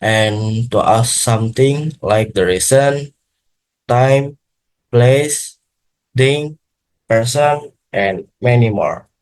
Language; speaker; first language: English; non-native, learner; Indonesian